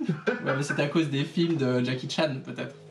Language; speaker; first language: French; native; French